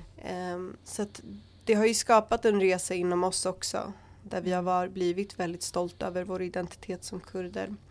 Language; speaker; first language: Swedish; early bilingual, other home language; Kurdish